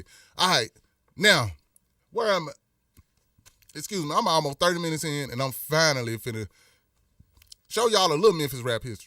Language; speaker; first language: English; native; English